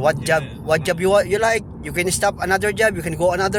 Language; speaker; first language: English; non-native, local second language; Filipino